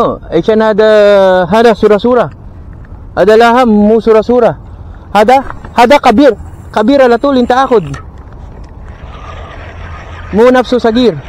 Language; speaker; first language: Arabic; non-native, learner; Filipino